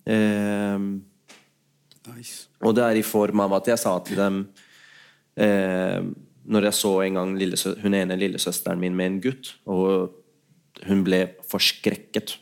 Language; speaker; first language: Norwegian; early bilingual, other home language; Urdu